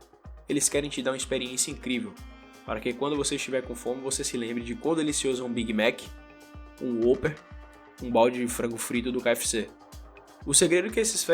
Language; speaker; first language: Portuguese; native; Portuguese